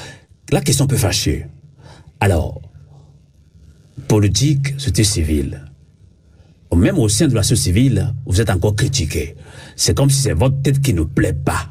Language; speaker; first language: French; non-native, local second language; Ewe